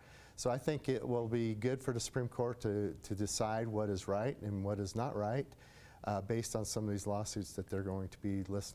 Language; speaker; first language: English; native; English